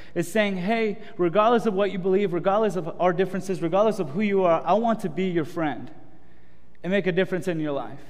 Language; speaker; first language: English; early bilingual, other home language; Spanish